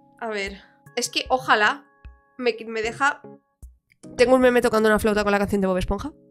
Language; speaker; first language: Spanish; native; Spanish